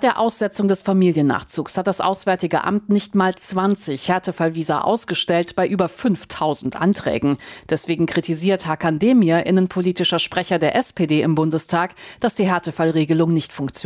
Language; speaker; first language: German; native; German